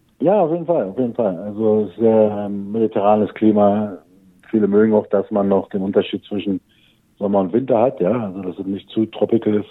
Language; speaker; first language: German; native; German